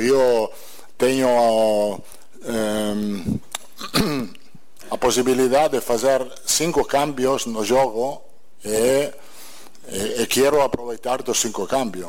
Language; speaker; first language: Portuguese; non-native, learner; Italian